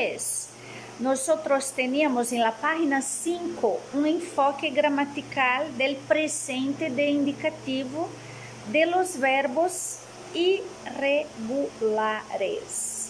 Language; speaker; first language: Spanish; non-native, fluent; Portuguese